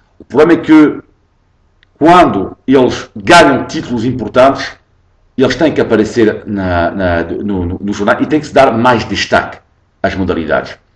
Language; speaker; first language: Portuguese; non-native, fluent; French